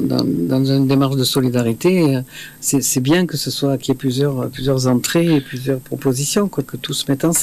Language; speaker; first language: French; native; French